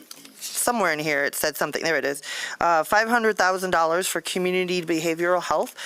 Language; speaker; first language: English; native; English